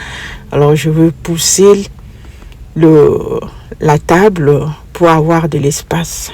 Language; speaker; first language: French; non-native, local second language; Lingala